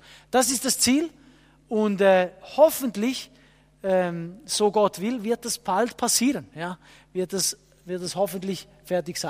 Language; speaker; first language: German; non-native, fluent; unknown